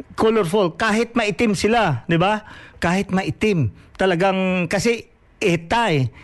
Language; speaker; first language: Filipino; non-native, local second language; Hiligaynon